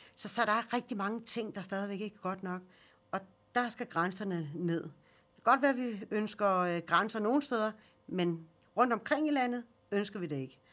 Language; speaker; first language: Danish; early bilingual, other home language; Swedish